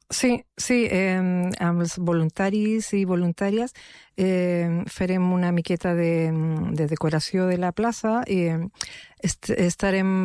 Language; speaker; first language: Catalan; non-native, fluent; Spanish